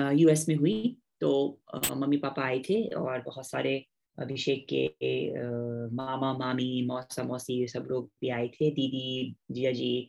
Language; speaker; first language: Hindi; non-native, fluent; English